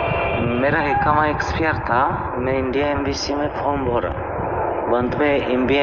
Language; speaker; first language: Hindi; non-native, local second language; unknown